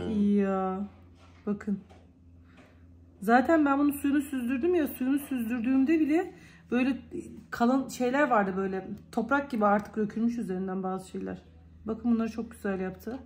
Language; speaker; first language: Turkish; native; Turkish